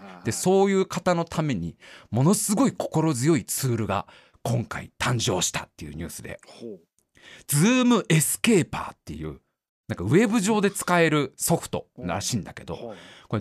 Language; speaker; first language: Japanese; native; Japanese